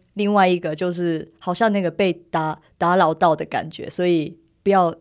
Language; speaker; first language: Chinese; non-native, fluent; Japanese